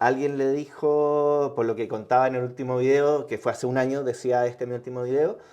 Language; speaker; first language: Spanish; native; Spanish